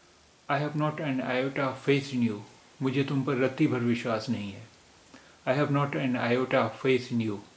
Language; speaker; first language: Hindi; native; Hindi